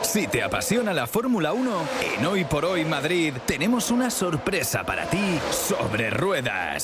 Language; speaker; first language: Spanish; native; Spanish